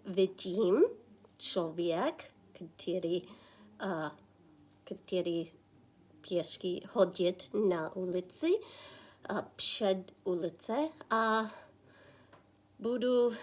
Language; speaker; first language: Czech; non-native, learner; English